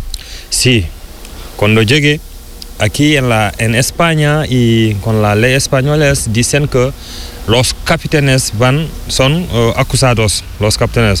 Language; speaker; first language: Spanish; non-native, learner; Fula